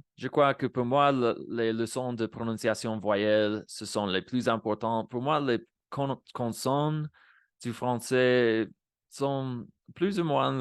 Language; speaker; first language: French; non-native, fluent; Spanish